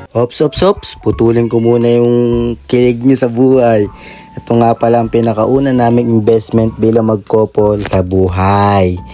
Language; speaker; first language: Filipino; native; Filipino